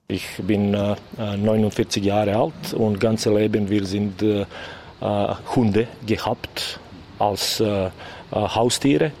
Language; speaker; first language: German; non-native, learner; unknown